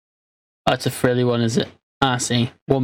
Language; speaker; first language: English; native; English